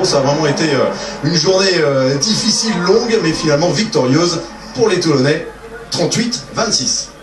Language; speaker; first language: French; native; French